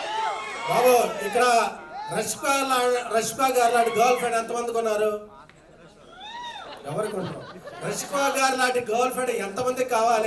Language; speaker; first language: Telugu; native; Telugu